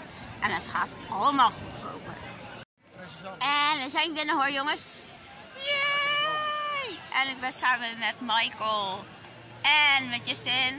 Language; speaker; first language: Dutch; native; Dutch